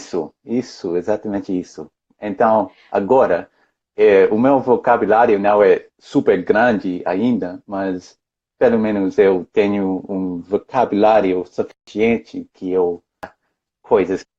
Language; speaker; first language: Portuguese; non-native, fluent; English